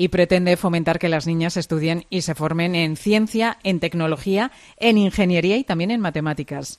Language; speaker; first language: Spanish; native; Spanish